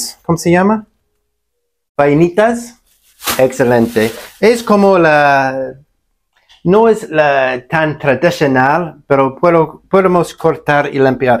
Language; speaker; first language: Spanish; non-native, learner; English